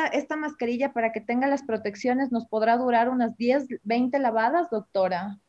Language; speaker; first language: Spanish; native; Spanish